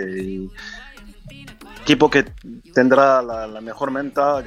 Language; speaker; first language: Spanish; non-native, fluent; French